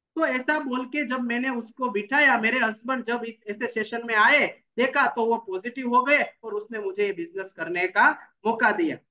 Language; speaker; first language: Hindi; non-native, local second language; Gujarati